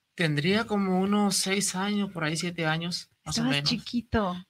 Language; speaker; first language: Spanish; native; Spanish